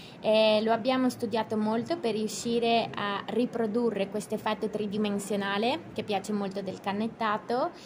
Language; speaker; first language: Italian; native; Italian